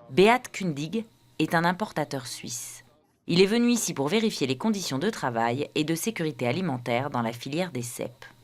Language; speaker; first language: French; native; French